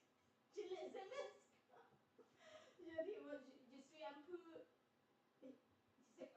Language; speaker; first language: French; non-native, fluent; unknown